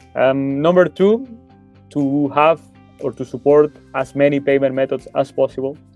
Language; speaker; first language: English; non-native, fluent; Spanish